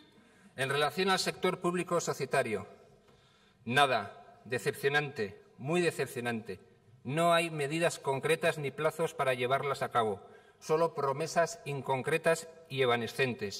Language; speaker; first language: Spanish; native; Spanish